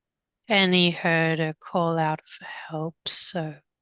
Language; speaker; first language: English; native; English